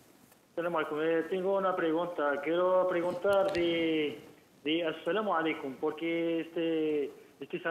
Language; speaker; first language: Spanish; non-native, learner; Arabic